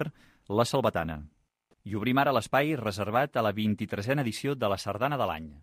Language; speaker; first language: Catalan; native; Catalan